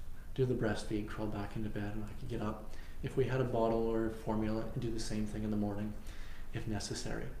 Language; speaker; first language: English; native; English